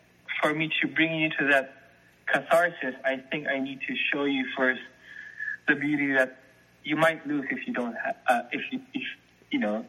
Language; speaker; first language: English; non-native, local second language; Filipino